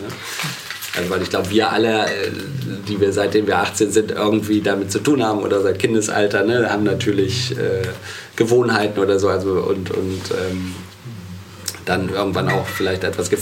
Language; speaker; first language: German; native; German